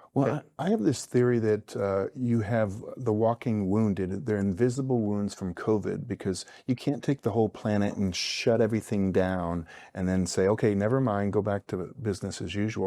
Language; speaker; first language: English; native; English